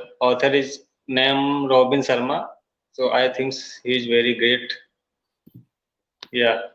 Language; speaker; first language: English; non-native, learner; Hindi